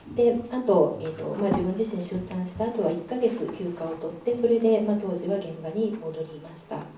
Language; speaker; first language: Japanese; native; Japanese